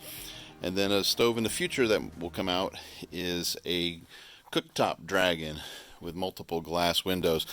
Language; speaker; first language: English; native; English